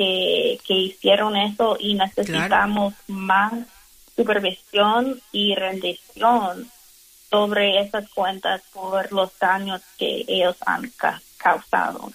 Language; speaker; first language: Spanish; non-native, fluent; English